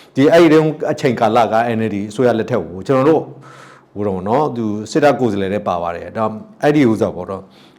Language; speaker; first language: Burmese; non-native, local second language; S'gaw Karen